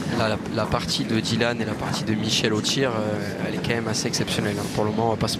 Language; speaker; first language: French; native; French